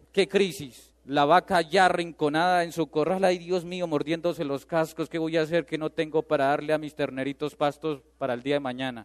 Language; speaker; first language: Spanish; native; Spanish